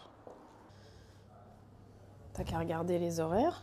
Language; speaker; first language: French; native; French